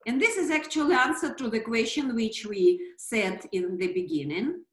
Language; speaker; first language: English; non-native, fluent; Russian